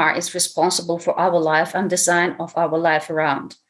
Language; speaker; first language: English; non-native, fluent; Ukrainian